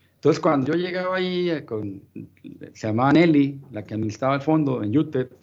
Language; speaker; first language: Spanish; native; Spanish